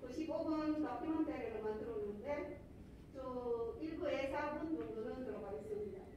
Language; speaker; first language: Korean; non-native, fluent; Filipino